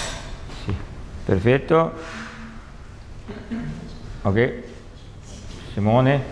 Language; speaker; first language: Italian; non-native, learner; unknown